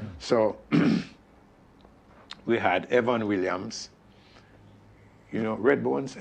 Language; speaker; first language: English; native; English